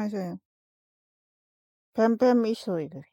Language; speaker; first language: Korean; non-native, learner; Lao